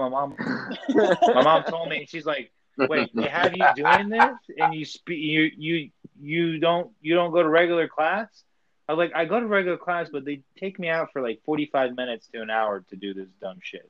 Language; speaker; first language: English; early bilingual, other home language; Spanish